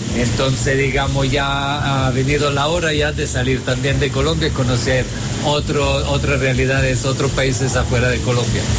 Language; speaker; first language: Spanish; non-native, fluent; Italian